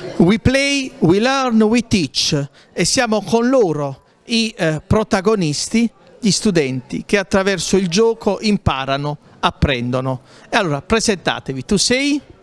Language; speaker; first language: Italian; native; Italian